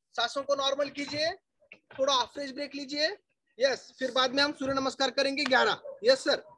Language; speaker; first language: Hindi; non-native, local second language; Marathi